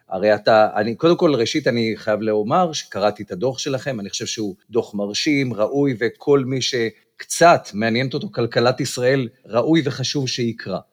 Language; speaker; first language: Hebrew; native; Hebrew